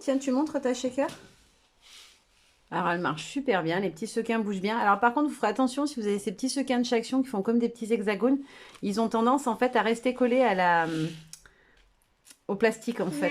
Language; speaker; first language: French; native; French